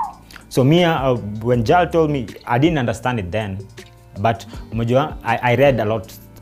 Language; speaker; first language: English; non-native, local second language; Swahili